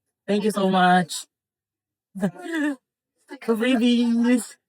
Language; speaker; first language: English; non-native, local second language; Filipino